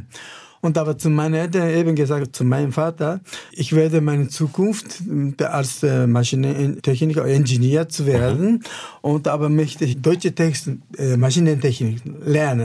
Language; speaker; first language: German; non-native, fluent; Japanese